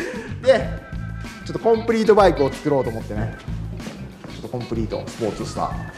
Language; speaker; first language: Japanese; native; Japanese